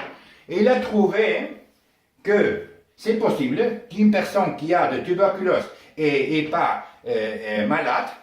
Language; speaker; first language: French; non-native, learner; Spanish